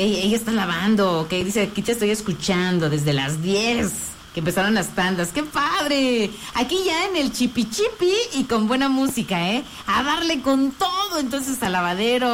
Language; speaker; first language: Spanish; native; Spanish